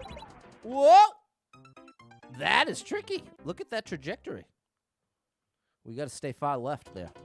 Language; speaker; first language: English; native; English